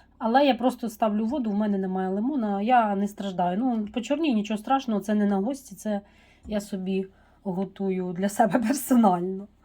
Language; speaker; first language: Ukrainian; non-native, local second language; Russian